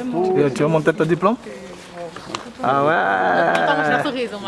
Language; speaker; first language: French; non-native, learner; Portuguese